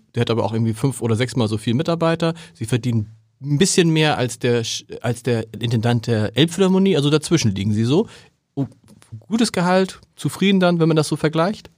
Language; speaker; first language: German; native; German